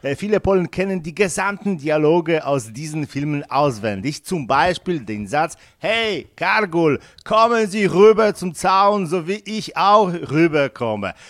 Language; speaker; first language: German; non-native, fluent; Polish